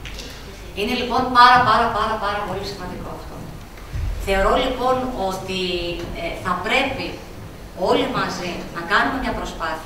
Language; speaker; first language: Greek; native; Greek